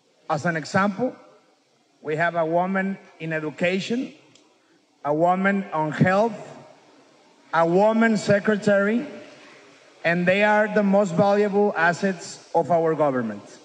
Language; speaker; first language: English; non-native, fluent; Spanish